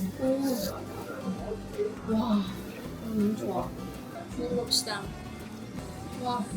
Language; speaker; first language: Korean; non-native, fluent; Russian